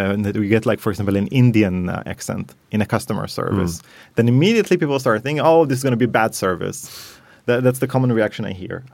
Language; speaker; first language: English; non-native, fluent; Hebrew